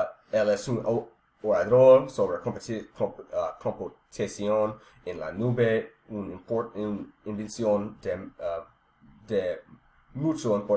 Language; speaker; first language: Spanish; non-native, learner; English